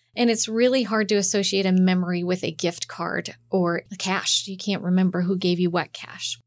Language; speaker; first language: English; native; English